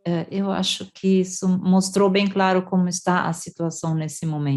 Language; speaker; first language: Portuguese; non-native, fluent; German